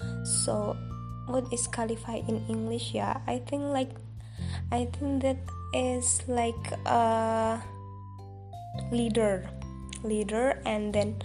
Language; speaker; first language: English; non-native, local second language; Indonesian